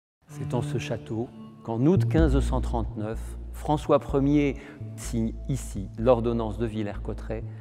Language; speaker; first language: French; native; French